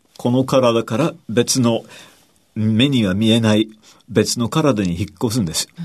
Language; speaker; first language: Japanese; non-native, fluent; English